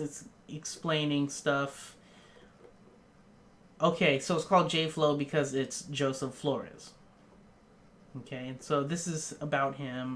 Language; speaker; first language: English; native; English